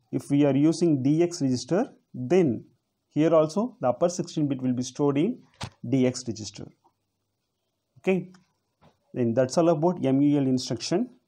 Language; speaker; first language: English; non-native, local second language; Tamil